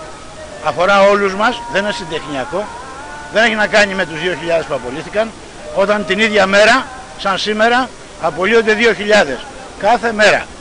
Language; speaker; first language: Greek; native; Greek